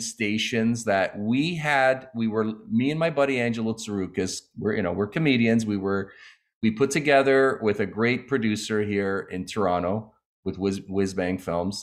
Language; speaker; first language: English; early bilingual, other home language; Italian